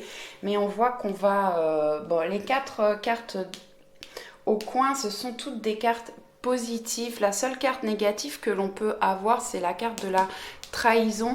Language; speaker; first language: French; native; French